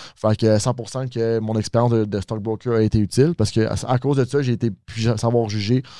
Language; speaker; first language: French; native; French